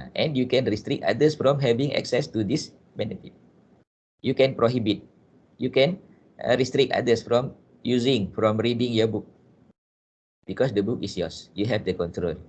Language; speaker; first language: English; non-native, local second language; Malay